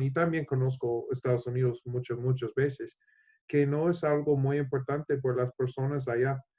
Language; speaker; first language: Spanish; non-native, learner; English